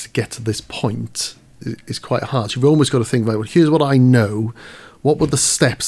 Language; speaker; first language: English; native; English